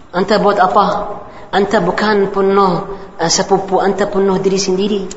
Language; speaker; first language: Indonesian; non-native, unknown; Arabic